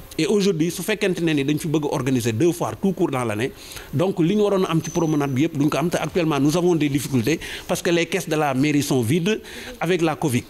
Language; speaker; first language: French; non-native, local second language; Wolof